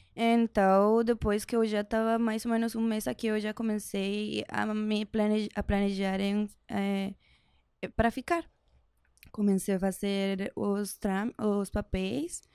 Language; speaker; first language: Portuguese; non-native, learner; Spanish